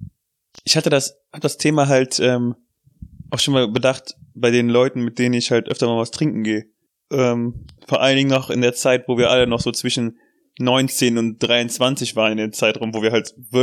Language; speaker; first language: German; native; German